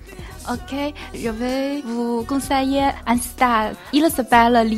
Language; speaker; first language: French; non-native, learner; Chinese